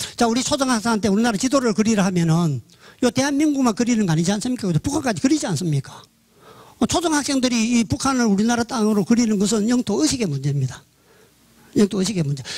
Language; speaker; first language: Korean; native; Korean